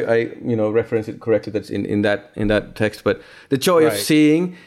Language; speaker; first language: English; non-native, fluent; Finnish